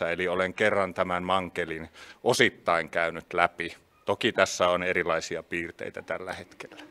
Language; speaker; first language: Finnish; native; Finnish